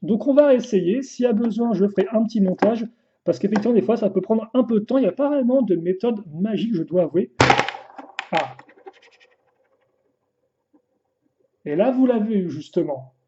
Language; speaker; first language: French; native; French